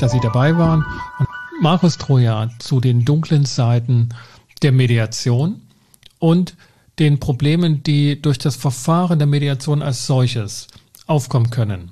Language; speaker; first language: German; native; German